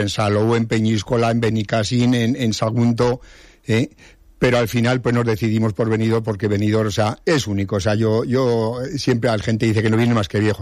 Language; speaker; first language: Spanish; native; Spanish